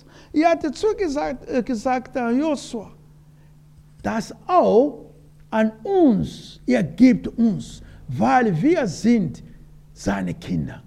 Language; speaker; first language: German; non-native, learner; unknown